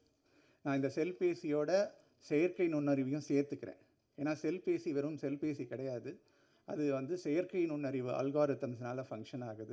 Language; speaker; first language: Tamil; native; Tamil